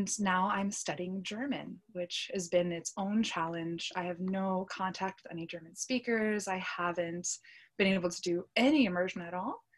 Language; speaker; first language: English; early bilingual, other home language; Polish